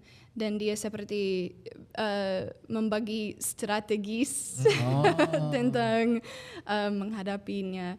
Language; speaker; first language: Indonesian; non-native, fluent; English